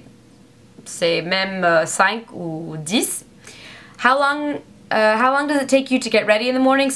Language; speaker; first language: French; non-native, learner; English